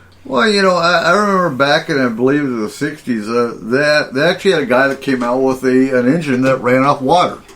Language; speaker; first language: English; native; English